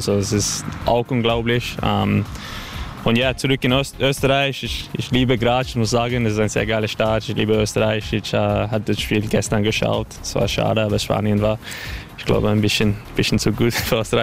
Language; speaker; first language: German; non-native, learner; English